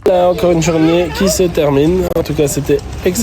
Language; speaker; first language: French; native; French